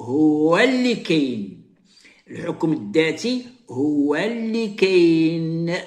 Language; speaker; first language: Arabic; native; Arabic